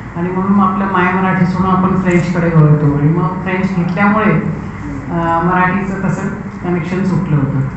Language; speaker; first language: Marathi; non-native, local second language; Hindi